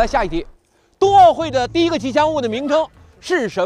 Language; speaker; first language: Chinese; native; Chinese